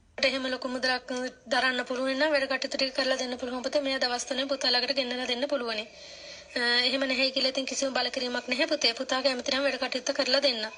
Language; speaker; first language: Sinhala; native; Sinhala